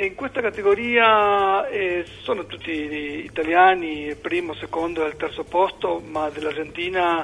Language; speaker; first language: Italian; non-native, learner; Spanish